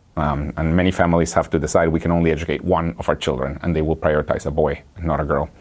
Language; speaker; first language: English; non-native, fluent; Spanish